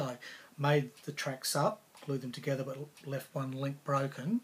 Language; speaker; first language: English; native; English